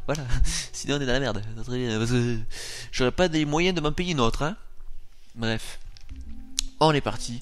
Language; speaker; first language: French; native; French